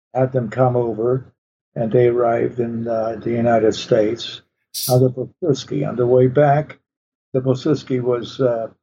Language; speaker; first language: English; early bilingual, other home language; Polish